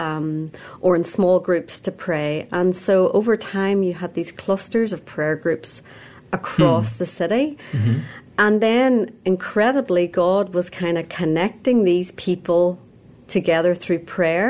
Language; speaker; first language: English; native; English